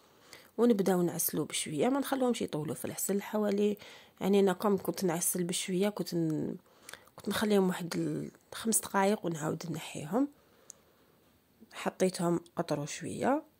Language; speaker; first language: Arabic; native; Arabic